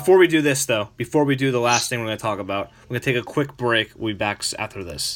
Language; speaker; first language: English; native; English